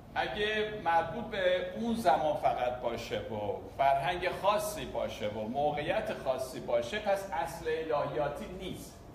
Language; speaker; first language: Persian; non-native, local second language; Armenian